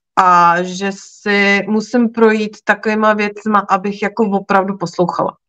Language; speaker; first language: Czech; native; Czech